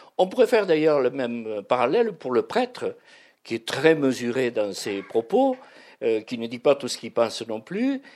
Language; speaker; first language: French; native; French